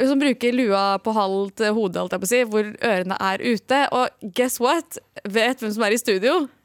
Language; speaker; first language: Norwegian; early bilingual, other home language; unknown